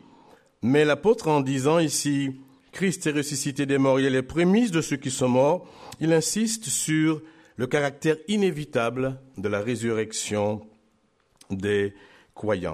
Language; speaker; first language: French; native; French